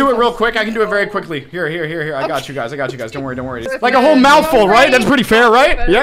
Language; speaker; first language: English; native; English